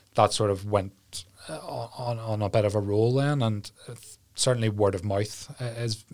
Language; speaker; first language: English; native; English